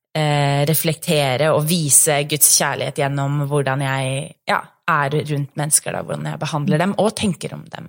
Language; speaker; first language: Norwegian; native; Norwegian